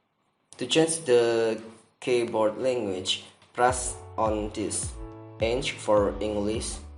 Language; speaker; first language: English; non-native, learner; Indonesian